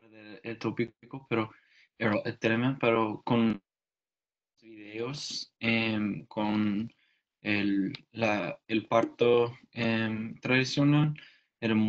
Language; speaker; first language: Spanish; non-native, learner; English